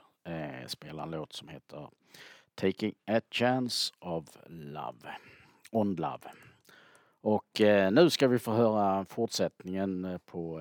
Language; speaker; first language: Swedish; native; Swedish